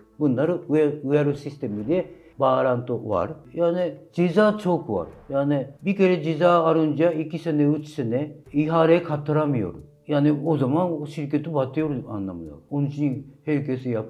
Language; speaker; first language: Turkish; non-native, fluent; Japanese